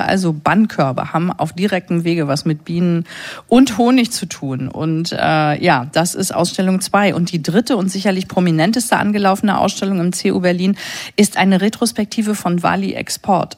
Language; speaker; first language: German; native; German